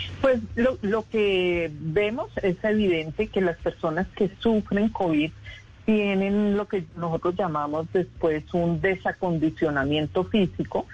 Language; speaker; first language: Spanish; native; Spanish